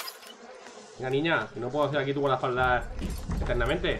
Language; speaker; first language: Spanish; native; Spanish